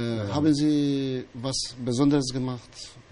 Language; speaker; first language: German; non-native, fluent; Albanian